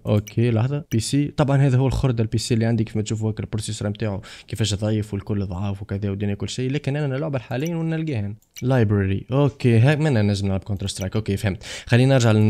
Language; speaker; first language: Arabic; native; Arabic